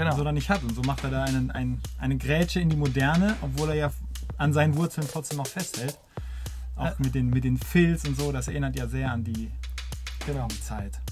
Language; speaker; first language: German; native; German